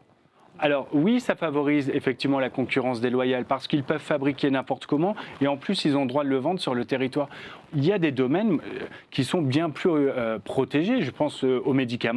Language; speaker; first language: French; native; French